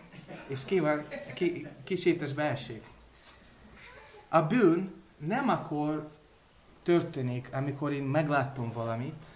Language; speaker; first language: Hungarian; non-native, learner; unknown